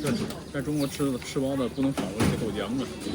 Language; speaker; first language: Chinese; native; Chinese